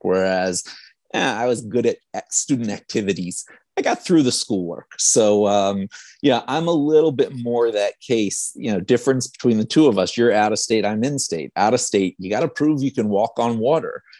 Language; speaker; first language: English; native; English